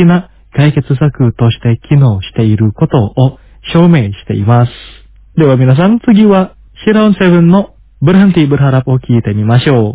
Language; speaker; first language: Japanese; non-native, fluent; Indonesian